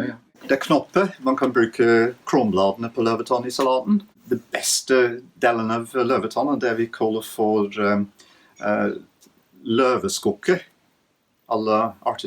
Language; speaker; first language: Norwegian; non-native, fluent; English